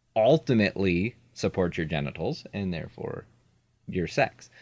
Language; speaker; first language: English; native; English